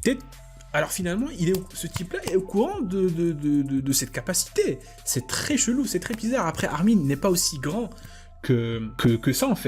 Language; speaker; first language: French; native; French